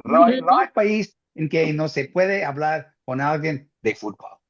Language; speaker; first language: Spanish; non-native, fluent; English